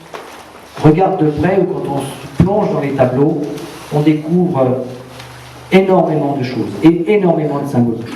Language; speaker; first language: French; native; French